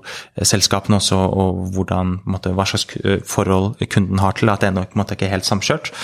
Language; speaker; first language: Norwegian; native; Norwegian